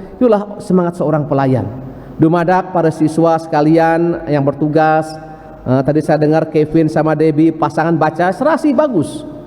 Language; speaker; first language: Indonesian; native; Indonesian